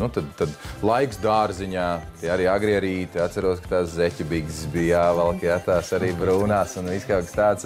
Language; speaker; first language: Latvian; native; Latvian